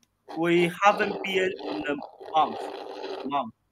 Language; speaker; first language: English; non-native, learner; Chinese